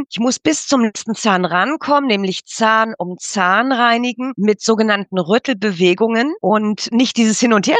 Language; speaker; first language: German; native; German